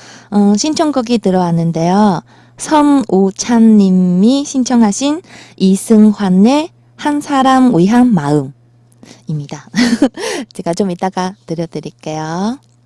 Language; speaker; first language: Korean; non-native, fluent; Chinese